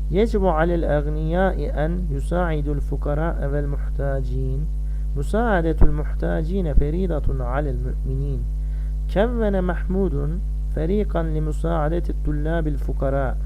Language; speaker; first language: Arabic; non-native, fluent; Turkish